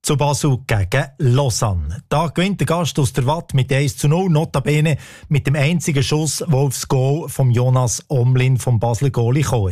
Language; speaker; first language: German; native; German